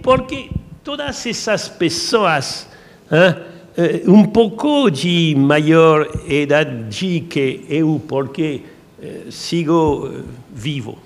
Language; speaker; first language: Portuguese; non-native, learner; French